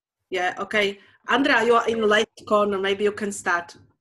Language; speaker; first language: English; non-native, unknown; Slovak